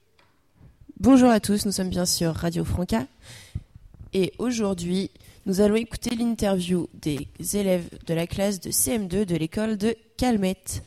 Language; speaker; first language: French; native; French